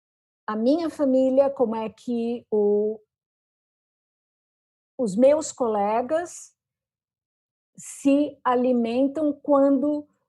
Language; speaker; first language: Portuguese; native; Portuguese